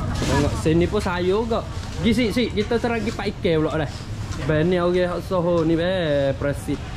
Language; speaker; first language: Malay; native; Malay